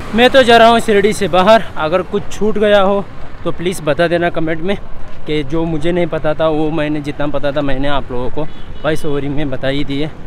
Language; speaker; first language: Hindi; native; Hindi